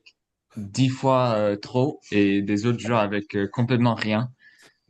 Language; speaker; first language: French; non-native, fluent; English